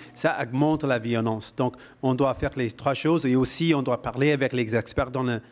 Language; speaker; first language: French; non-native, fluent; Punjabi